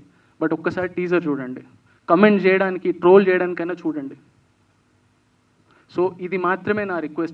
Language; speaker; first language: Telugu; native; Telugu